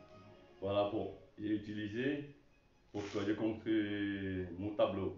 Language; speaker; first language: French; non-native, learner; Chinese